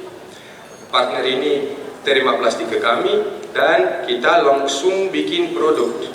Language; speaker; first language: Indonesian; non-native, fluent; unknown